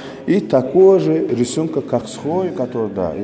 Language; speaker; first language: Russian; non-native, local second language; Azerbaijani